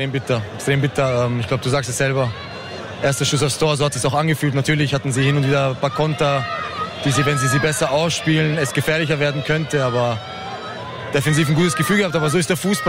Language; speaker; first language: German; native; German